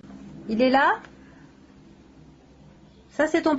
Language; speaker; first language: French; native; French